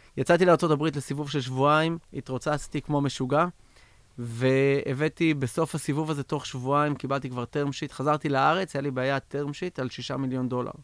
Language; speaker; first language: Hebrew; native; Hebrew